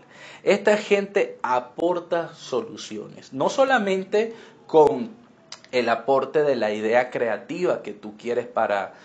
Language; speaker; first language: Spanish; native; Spanish